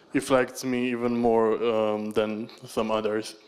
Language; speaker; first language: English; non-native, fluent; Slovenian